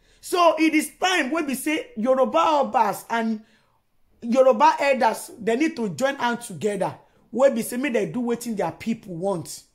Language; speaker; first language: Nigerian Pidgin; non-native, local second language; Yoruba